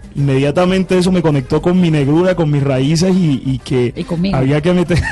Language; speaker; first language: Spanish; native; Spanish